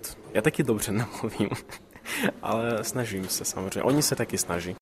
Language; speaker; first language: Czech; early bilingual, heritage; Czech